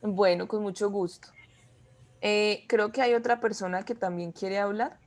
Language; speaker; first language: Spanish; native; Spanish